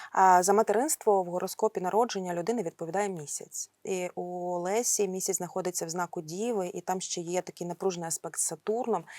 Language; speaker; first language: Ukrainian; non-native, local second language; Russian